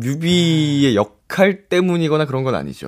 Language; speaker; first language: Korean; native; Korean